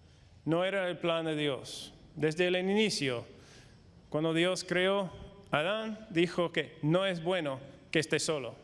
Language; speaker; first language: Spanish; non-native, fluent; English